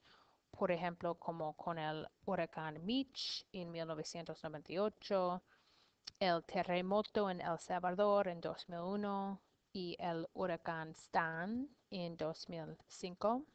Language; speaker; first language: Spanish; non-native, learner; English